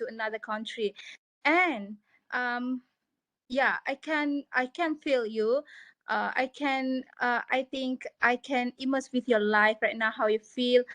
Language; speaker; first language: English; non-native, local second language; Malay